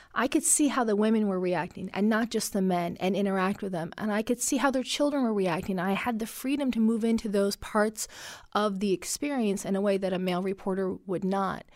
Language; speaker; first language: English; early bilingual, other home language; Arabic